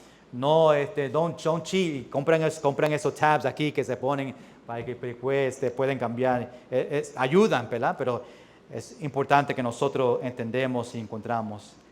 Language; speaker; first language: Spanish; early bilingual, heritage; English